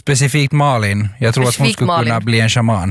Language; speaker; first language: Swedish; native; Swedish